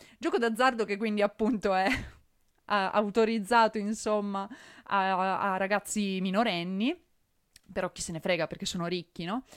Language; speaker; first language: Italian; native; Italian